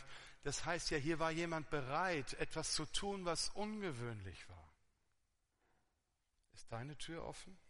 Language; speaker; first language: German; native; German